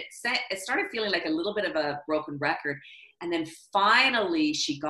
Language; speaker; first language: English; native; English